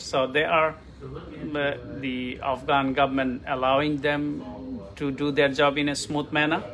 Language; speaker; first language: English; non-native, fluent; Bangla